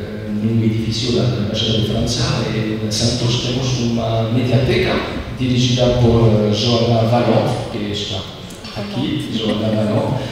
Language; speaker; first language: Portuguese; non-native, learner; French